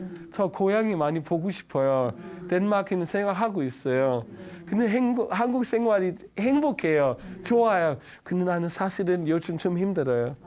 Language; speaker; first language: Korean; non-native, learner; Danish